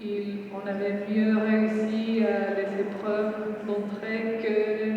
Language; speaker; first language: French; non-native, fluent; Spanish